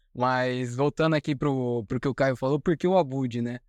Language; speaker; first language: Portuguese; native; Portuguese